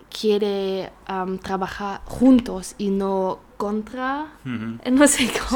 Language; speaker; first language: Spanish; non-native, learner; German